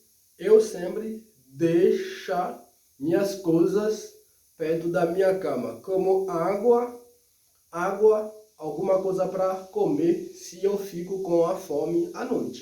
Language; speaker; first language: Portuguese; non-native, fluent; Haitian Creole